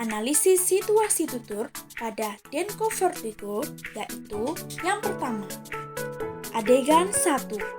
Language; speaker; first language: Indonesian; native; Indonesian